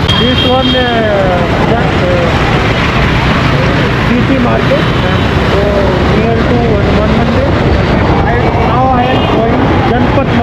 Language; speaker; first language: English; non-native, learner; Hindi